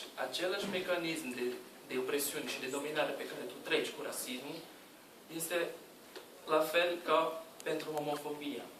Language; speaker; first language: Romanian; non-native, learner; Portuguese